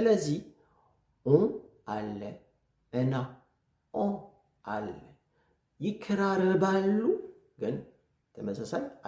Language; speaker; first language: Amharic; non-native, learner; French